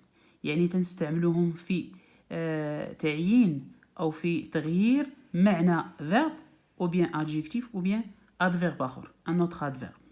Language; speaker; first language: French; non-native, local second language; Arabic